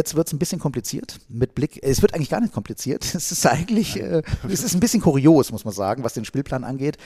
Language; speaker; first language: German; native; German